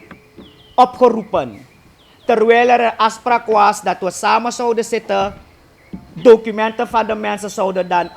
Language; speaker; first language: Dutch; native; Dutch